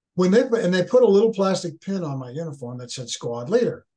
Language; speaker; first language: English; native; English